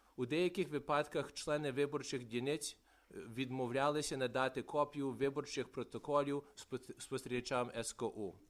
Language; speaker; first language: Ukrainian; early bilingual, heritage; Ukrainian